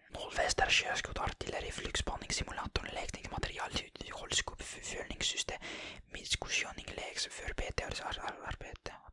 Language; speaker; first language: Swedish; non-native, learner; Finnish